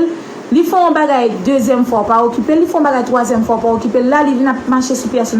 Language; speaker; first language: French; non-native, local second language; Haitian Creole